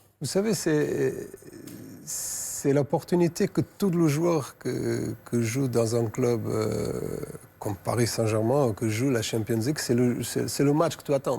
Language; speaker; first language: French; non-native, fluent; Portuguese